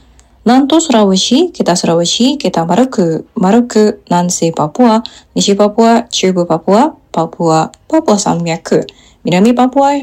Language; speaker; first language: Japanese; non-native, fluent; Indonesian